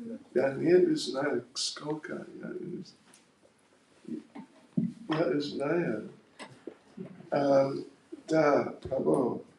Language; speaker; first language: Russian; non-native, learner; English